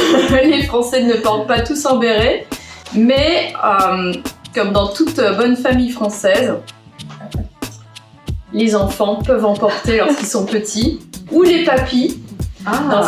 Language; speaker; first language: French; native; French